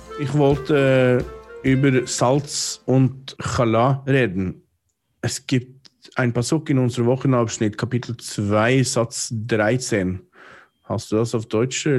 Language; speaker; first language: German; non-native, fluent; English